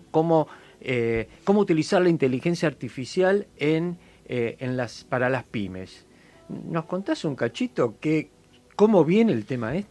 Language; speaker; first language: Spanish; native; Spanish